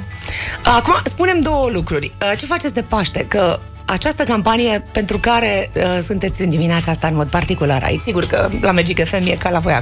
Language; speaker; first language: Romanian; native; Romanian